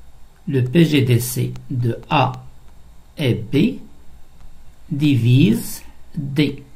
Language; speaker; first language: French; non-native, local second language; Arabic